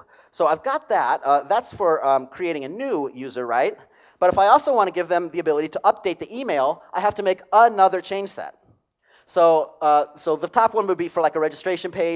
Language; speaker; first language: English; native; English